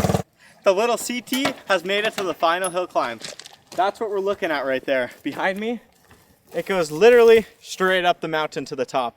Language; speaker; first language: English; native; English